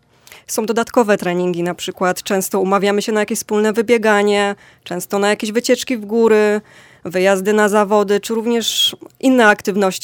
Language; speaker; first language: Polish; native; Polish